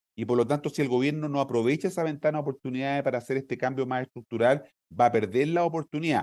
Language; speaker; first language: Spanish; native; Spanish